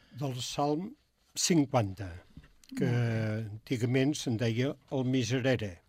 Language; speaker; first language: Catalan; native; Catalan